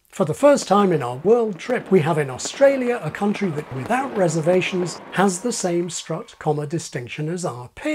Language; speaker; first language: English; native; English